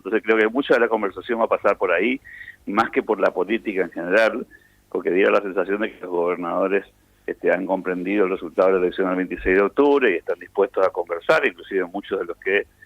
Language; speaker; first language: Spanish; native; Spanish